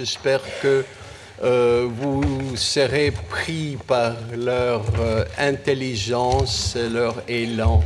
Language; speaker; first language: French; non-native, fluent; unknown